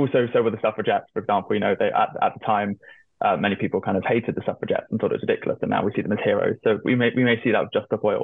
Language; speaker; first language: English; native; English